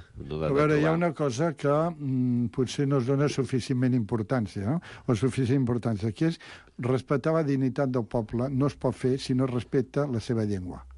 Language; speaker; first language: Catalan; native; Catalan